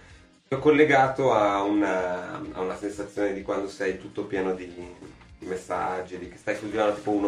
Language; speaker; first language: Italian; native; Italian